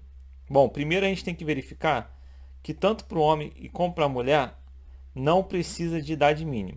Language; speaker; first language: Portuguese; native; Portuguese